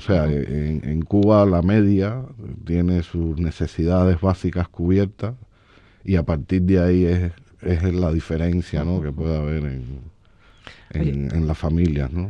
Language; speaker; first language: Spanish; native; Spanish